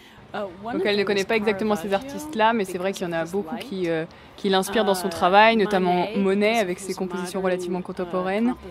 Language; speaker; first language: French; native; French